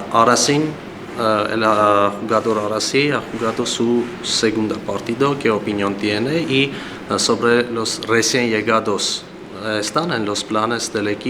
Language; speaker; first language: Spanish; non-native, learner; Armenian